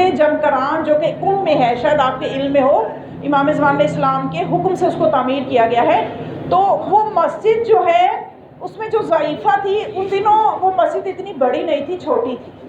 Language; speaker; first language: Urdu; native; Urdu